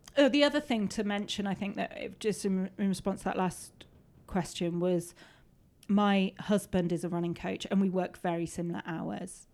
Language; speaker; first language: English; native; English